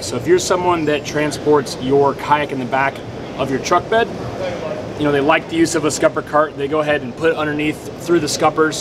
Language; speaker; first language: English; native; English